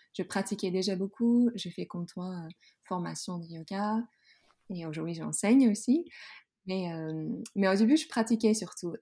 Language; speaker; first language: French; non-native, fluent; Dutch